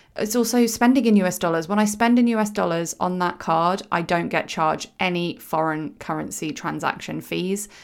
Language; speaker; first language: English; native; English